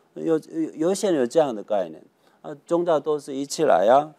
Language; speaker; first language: Chinese; non-native, fluent; Korean